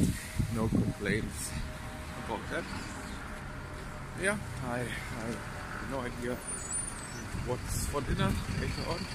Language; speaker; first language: English; non-native, fluent; German